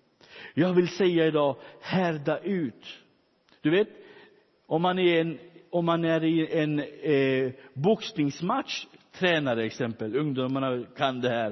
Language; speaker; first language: Swedish; non-native, fluent; Romany